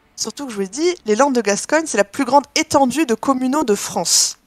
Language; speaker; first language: French; native; French